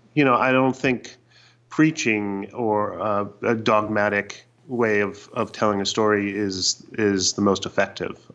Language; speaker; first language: English; native; English